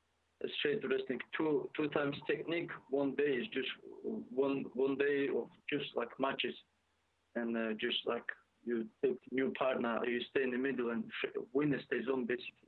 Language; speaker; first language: English; non-native, fluent; Russian